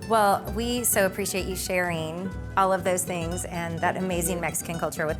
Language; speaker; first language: English; native; English